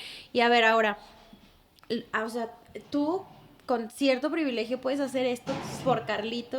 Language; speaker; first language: Spanish; native; Spanish